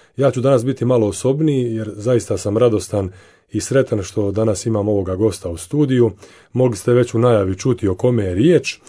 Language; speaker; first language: Croatian; native; Croatian